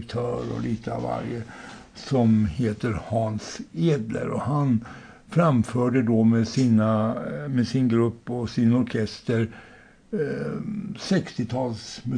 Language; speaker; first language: Swedish; native; Swedish